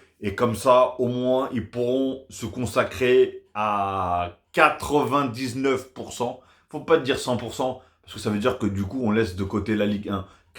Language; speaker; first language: French; native; French